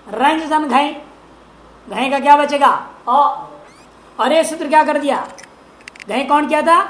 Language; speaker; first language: Hindi; non-native, local second language; Marathi